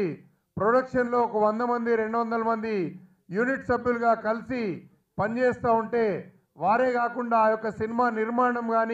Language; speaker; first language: Telugu; native; Telugu